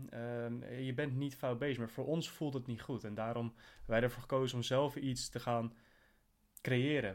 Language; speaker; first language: Dutch; native; Dutch